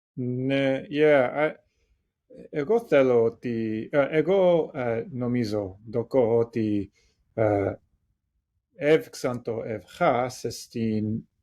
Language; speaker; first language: Greek; non-native, learner; English